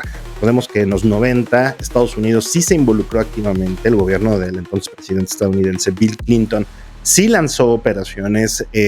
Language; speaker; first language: Spanish; native; Spanish